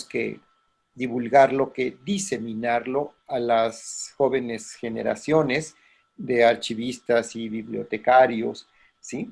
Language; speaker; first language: Spanish; native; Spanish